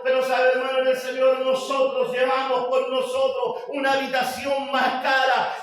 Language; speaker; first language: Spanish; native; Spanish